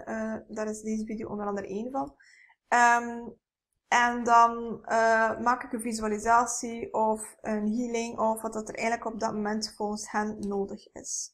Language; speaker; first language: Dutch; native; Dutch